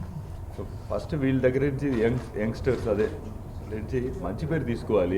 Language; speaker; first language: Telugu; non-native, learner; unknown